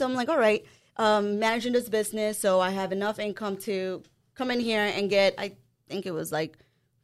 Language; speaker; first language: English; non-native, fluent; Spanish